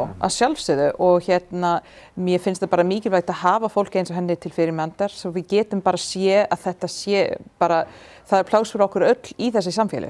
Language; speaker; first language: Icelandic; non-native, learner; English